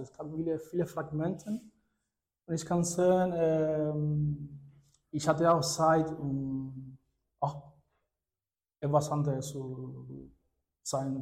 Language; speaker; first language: German; non-native, fluent; Spanish